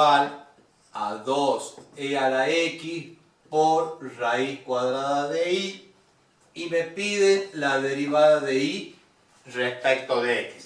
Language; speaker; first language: Spanish; native; Spanish